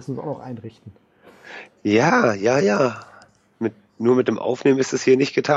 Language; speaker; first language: German; native; German